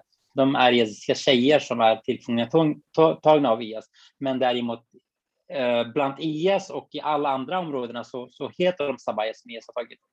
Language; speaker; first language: Swedish; non-native, fluent; Kurdish